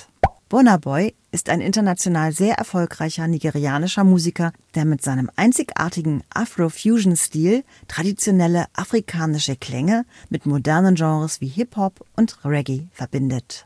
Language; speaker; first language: German; native; German